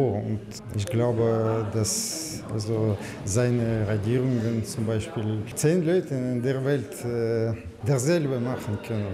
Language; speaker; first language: German; non-native, learner; Russian